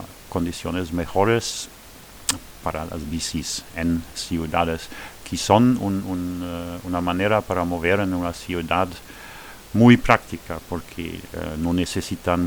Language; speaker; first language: Spanish; non-native, fluent; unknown